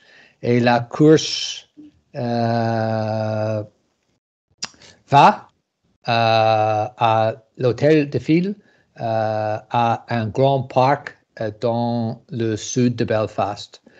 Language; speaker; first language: French; non-native, learner; English